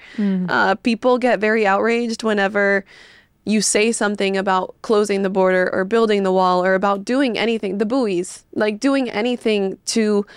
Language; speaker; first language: English; early bilingual, other home language; Spanish